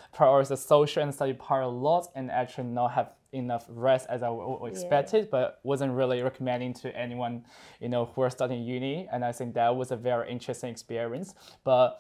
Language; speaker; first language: English; non-native, fluent; Chinese